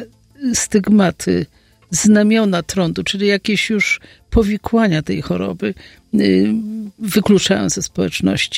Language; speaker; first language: Polish; native; Polish